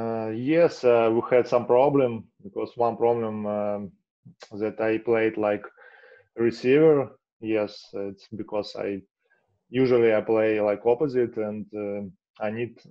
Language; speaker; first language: English; non-native, learner; Russian